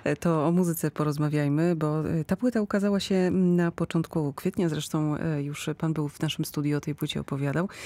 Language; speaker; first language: Polish; native; Polish